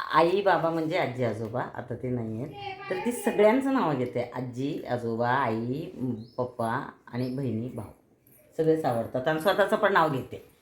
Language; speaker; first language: Marathi; non-native, local second language; Kannada